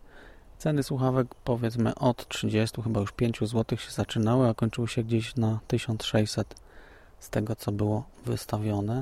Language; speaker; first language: Polish; native; Polish